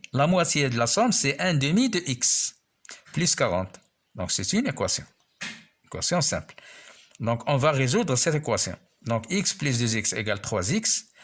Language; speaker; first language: French; non-native, local second language; Arabic